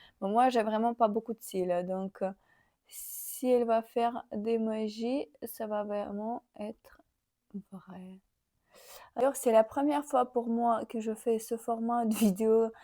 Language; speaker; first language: French; non-native, fluent; Ukrainian